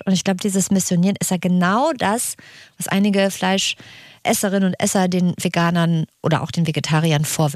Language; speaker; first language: German; native; German